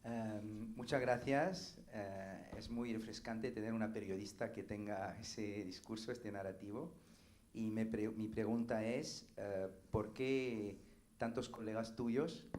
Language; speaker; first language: Spanish; non-native, fluent; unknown